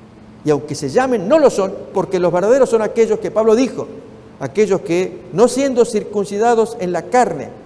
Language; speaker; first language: Spanish; native; Spanish